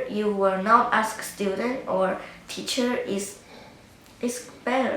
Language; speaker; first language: English; non-native, learner; Chinese